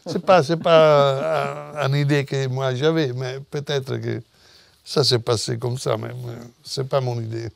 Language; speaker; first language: French; non-native, fluent; Italian